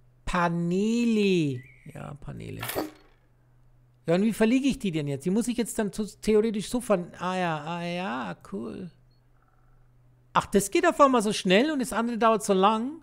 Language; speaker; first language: German; native; German